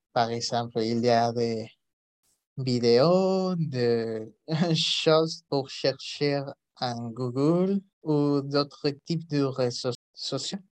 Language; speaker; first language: French; non-native, learner; Spanish